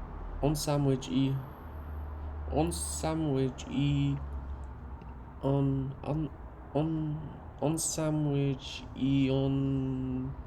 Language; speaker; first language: Spanish; non-native, learner; English